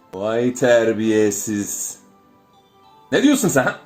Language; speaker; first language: Turkish; non-native, learner; English